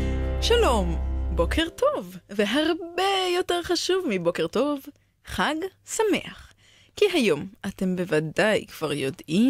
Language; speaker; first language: Hebrew; native; Hebrew